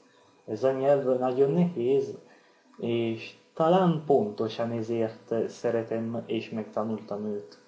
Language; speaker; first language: Hungarian; non-native, learner; Italian